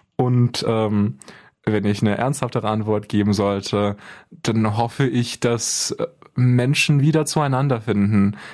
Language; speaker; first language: German; early bilingual, other home language; Bulgarian